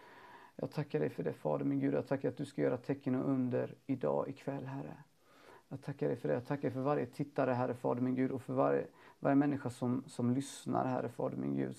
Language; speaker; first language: Swedish; native; Swedish